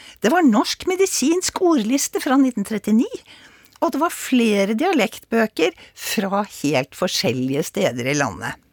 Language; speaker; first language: Norwegian; native; Norwegian